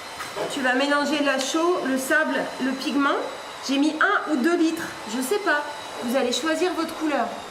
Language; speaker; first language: French; native; French